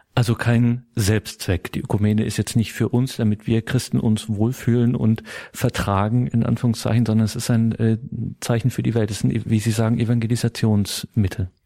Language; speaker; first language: German; native; German